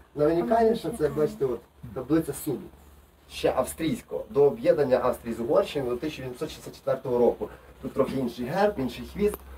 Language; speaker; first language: Ukrainian; native; Ukrainian